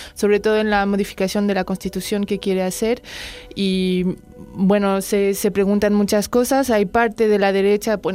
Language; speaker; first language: Spanish; non-native, fluent; French